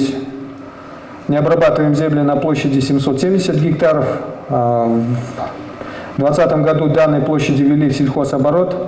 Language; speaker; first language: Russian; native; Russian